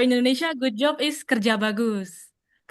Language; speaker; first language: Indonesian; native; Indonesian